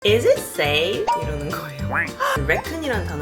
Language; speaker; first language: Korean; native; Korean